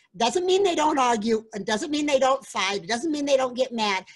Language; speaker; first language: English; native; English